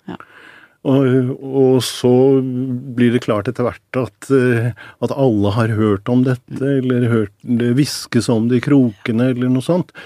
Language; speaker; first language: Norwegian; native; Norwegian